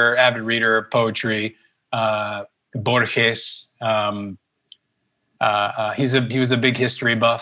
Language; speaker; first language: English; early bilingual, other home language; Spanish